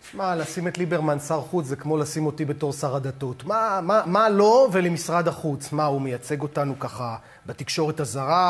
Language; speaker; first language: Hebrew; native; Hebrew